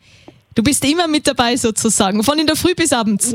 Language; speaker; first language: German; native; German